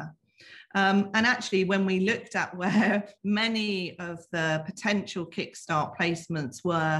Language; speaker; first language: English; native; English